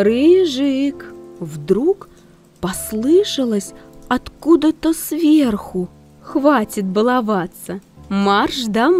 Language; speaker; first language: Russian; native; Russian